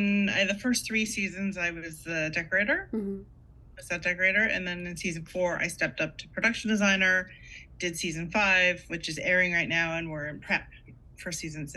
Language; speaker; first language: English; native; English